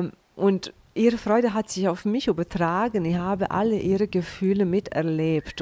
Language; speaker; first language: German; non-native, fluent; Bosnian